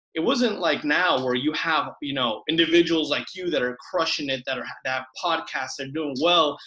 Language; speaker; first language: English; early bilingual, other home language; Spanish